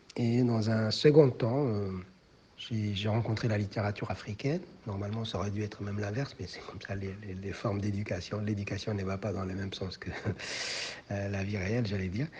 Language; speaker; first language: French; non-native, local second language; Somali